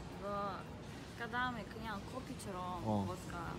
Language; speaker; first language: Korean; non-native, learner; Russian